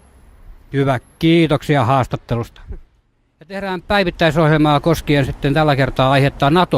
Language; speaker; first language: Finnish; native; Finnish